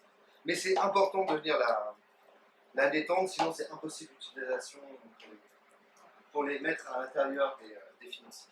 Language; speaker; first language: French; native; French